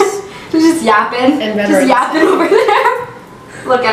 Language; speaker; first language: English; native; English